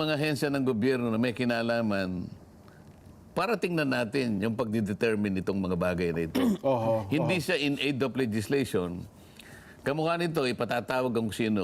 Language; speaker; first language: Filipino; native; Filipino